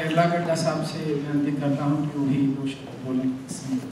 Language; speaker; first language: Hindi; non-native, local second language; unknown